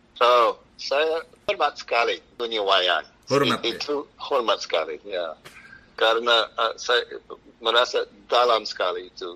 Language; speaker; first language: Indonesian; non-native, fluent; English